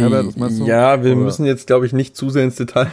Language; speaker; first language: German; native; German